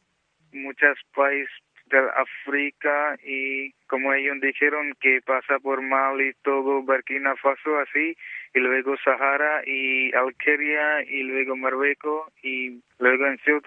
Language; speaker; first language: Spanish; non-native, learner; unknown